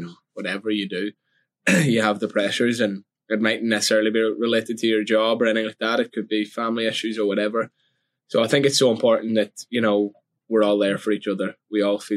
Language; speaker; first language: English; native; English